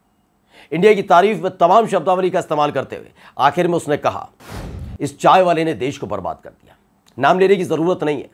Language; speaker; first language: Hindi; native; Hindi